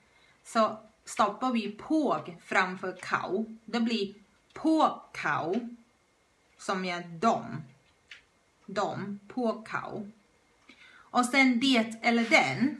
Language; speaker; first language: Swedish; non-native, fluent; Thai